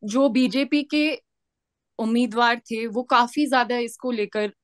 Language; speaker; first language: Hindi; native; Hindi